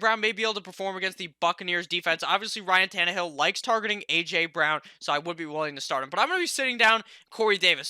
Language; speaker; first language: English; native; English